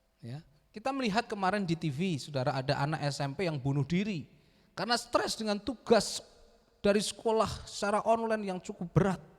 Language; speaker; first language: Indonesian; native; Indonesian